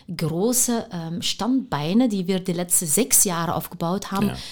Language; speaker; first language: German; non-native, fluent; Dutch